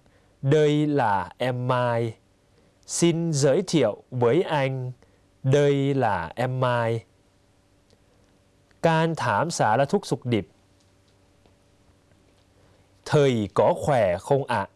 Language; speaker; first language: Vietnamese; non-native, fluent; Thai